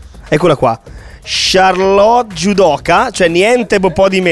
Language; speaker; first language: Italian; native; Italian